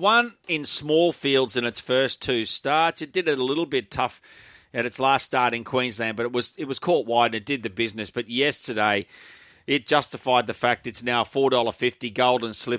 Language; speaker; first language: English; native; English